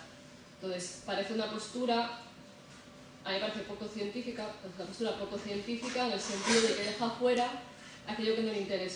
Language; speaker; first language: Spanish; native; Spanish